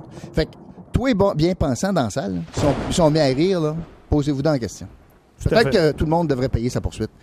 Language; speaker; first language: French; native; French